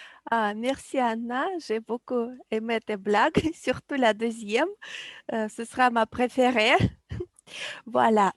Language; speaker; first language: French; non-native, fluent; Russian